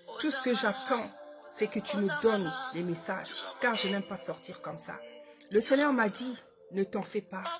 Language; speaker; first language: French; non-native, local second language; Lingala